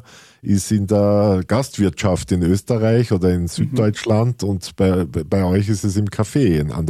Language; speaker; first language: German; native; German